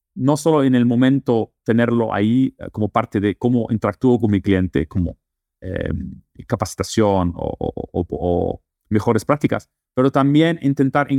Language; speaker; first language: Spanish; non-native, fluent; Dutch